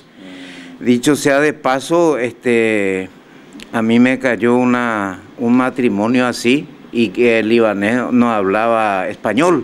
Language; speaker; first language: Spanish; native; Spanish